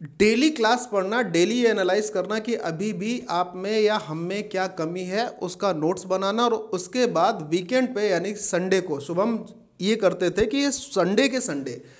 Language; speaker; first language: Hindi; native; Hindi